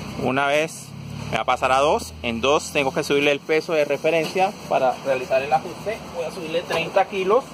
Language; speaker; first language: Spanish; native; Spanish